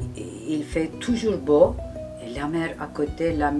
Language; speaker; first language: French; non-native, learner; Turkish